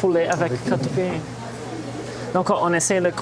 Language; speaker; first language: French; early bilingual, heritage; Portuguese